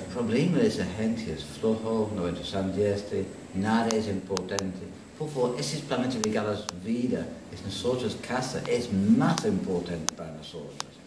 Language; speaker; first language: Spanish; non-native, learner; English